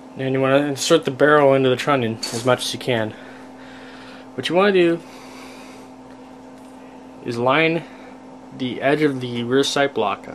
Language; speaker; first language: English; native; English